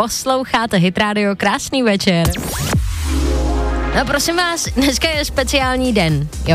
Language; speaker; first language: Czech; native; Czech